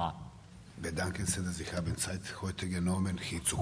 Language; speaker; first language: German; non-native, learner; Serbian